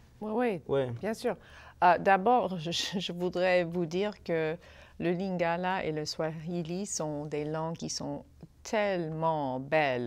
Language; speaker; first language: French; non-native, fluent; English